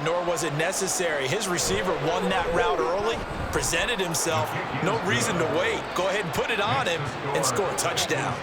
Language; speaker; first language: English; native; English